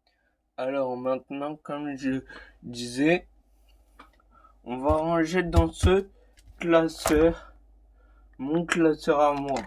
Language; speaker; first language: French; native; French